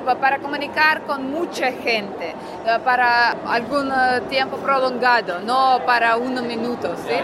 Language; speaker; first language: Spanish; non-native, learner; Russian